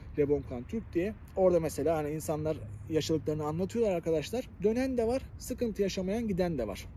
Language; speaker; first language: Turkish; native; Turkish